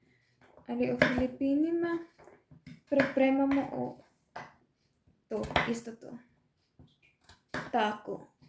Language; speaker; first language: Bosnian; non-native, learner; Filipino